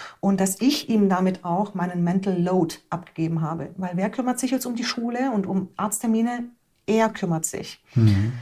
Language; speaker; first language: German; early bilingual, other home language; Hungarian